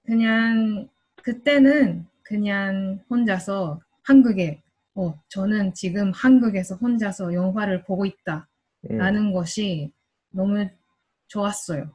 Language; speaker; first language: Korean; non-native, learner; Japanese